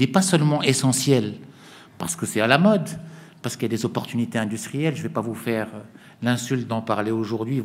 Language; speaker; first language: French; non-native, local second language; Arabic